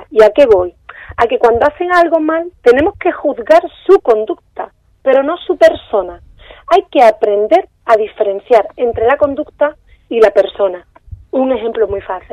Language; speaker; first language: Spanish; native; Spanish